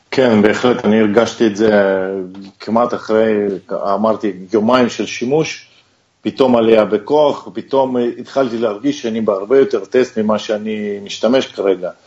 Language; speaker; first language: Hebrew; non-native, fluent; Russian